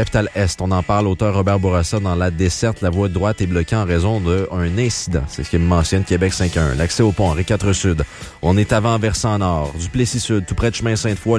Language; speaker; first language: French; native; French